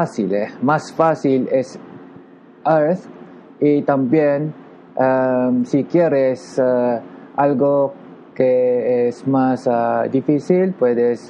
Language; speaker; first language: Spanish; non-native, learner; Japanese